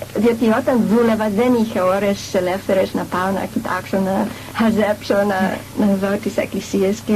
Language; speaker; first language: Greek; non-native, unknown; English